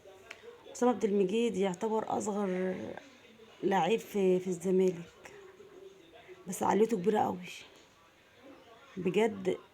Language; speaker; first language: Arabic; native; Arabic